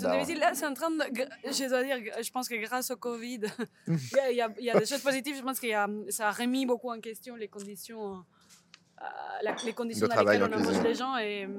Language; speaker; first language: French; non-native, fluent; Spanish